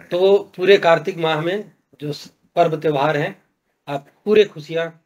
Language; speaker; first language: Hindi; native; Hindi